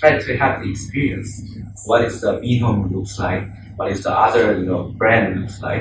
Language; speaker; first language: English; non-native, learner; Korean